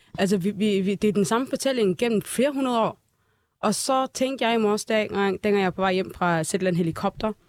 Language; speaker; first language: Danish; early bilingual, other home language; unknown